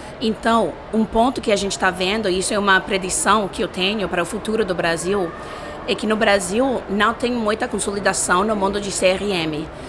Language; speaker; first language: Portuguese; non-native, fluent; English